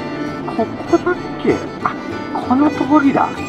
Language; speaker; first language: Japanese; native; Japanese